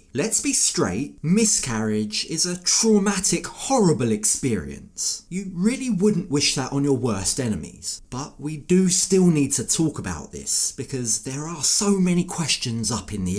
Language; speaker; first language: English; native; English